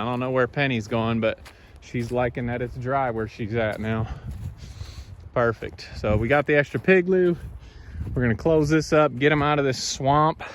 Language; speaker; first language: English; native; English